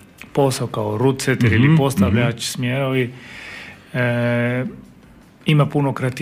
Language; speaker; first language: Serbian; non-native, learner; Spanish